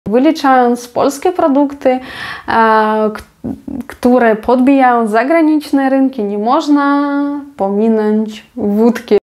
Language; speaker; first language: Polish; non-native, fluent; Ukrainian